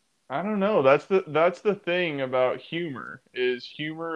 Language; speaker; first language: English; native; English